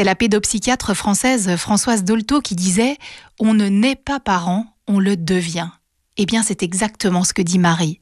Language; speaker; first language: French; native; French